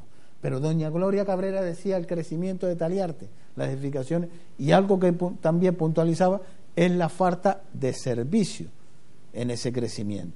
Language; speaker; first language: Spanish; native; Spanish